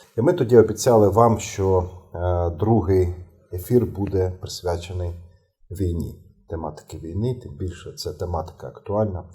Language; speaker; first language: Ukrainian; native; Ukrainian